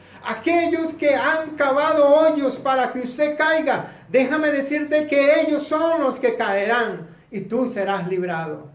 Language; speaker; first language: Spanish; native; Spanish